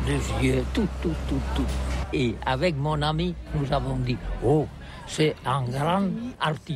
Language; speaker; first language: French; non-native, learner; Catalan